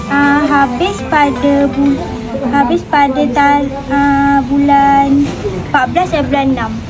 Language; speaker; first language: Malay; native; Malay